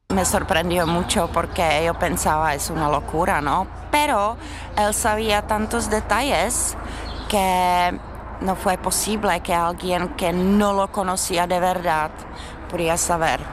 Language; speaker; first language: Spanish; non-native, fluent; Czech